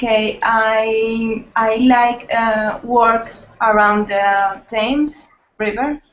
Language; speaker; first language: English; non-native, learner; Spanish